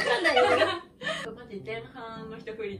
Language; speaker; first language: Japanese; native; Japanese